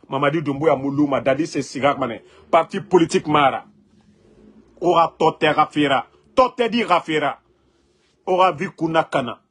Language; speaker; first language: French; non-native, local second language; Mandingo